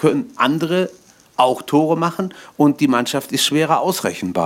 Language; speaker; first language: German; native; German